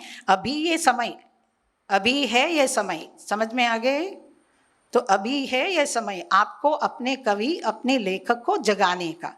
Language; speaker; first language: Hindi; non-native, local second language; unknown